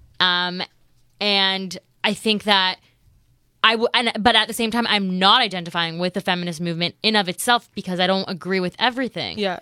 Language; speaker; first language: English; native; English